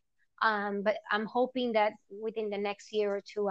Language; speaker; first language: English; non-native, fluent; Spanish